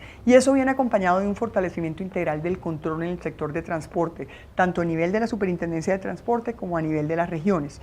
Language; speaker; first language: Spanish; native; Spanish